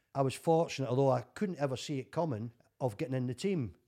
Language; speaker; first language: English; native; English